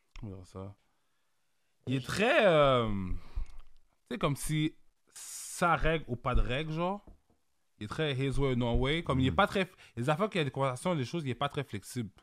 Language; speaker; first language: French; native; French